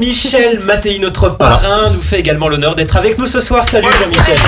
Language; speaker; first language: French; native; French